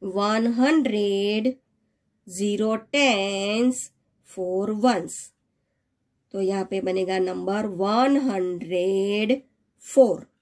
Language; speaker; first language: Hindi; non-native, local second language; Gujarati